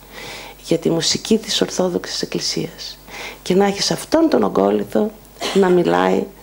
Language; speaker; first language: Greek; native; Greek